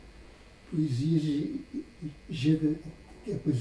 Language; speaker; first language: French; non-native, fluent; Portuguese